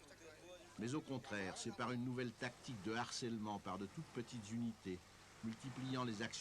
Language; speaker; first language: French; native; French